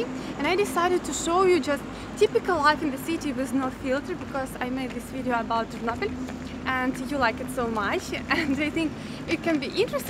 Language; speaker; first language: English; non-native, fluent; Ukrainian